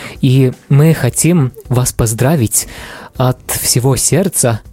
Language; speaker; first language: Russian; non-native, local second language; Latvian